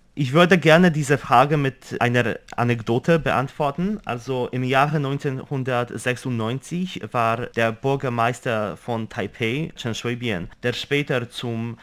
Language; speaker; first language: German; non-native, fluent; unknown